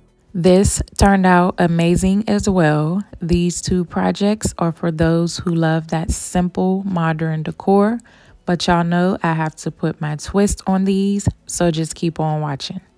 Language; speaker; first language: English; native; English